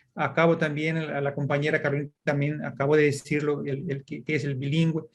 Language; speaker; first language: Spanish; early bilingual, heritage; Portuguese